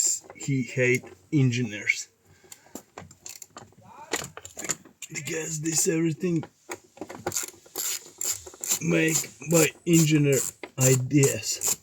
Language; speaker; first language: English; non-native, learner; Latvian